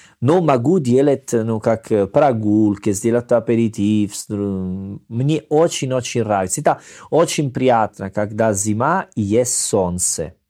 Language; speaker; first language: Russian; non-native, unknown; Italian